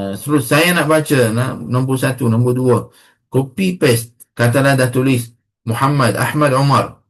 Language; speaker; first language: Malay; non-native, fluent; Arabic